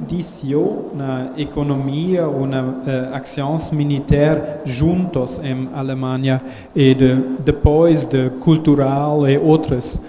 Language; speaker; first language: Portuguese; non-native, learner; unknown